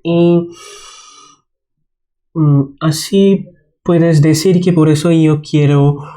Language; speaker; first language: Spanish; non-native, fluent; Bangla